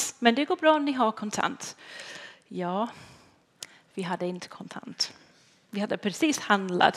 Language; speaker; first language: Swedish; non-native, fluent; English